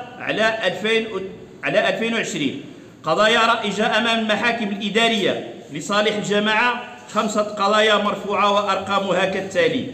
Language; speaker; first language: Arabic; non-native, local second language; Riffian